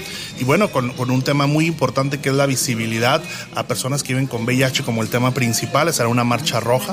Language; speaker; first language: Spanish; native; Spanish